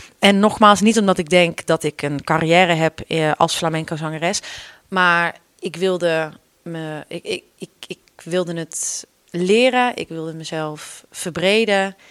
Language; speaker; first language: Dutch; native; Dutch